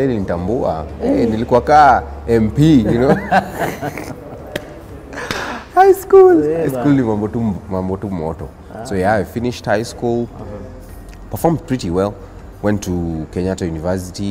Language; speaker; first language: English; non-native, local second language; Swahili